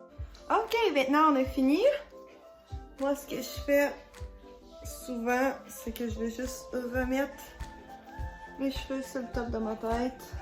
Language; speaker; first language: French; native; French